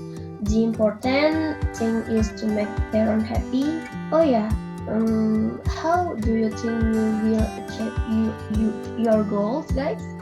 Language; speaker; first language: English; non-native, learner; Indonesian